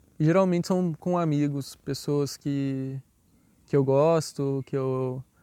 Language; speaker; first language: Portuguese; native; Portuguese